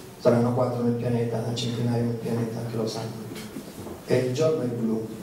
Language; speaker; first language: Italian; early bilingual, heritage; Italian